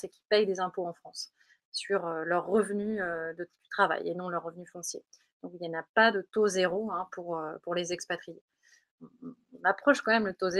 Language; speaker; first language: French; native; French